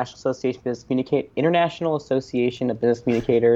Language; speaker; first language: English; native; English